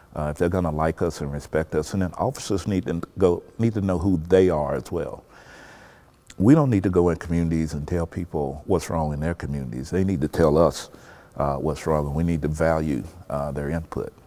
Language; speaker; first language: English; native; English